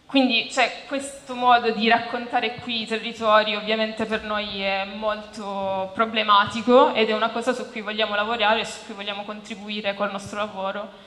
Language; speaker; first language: Italian; native; Italian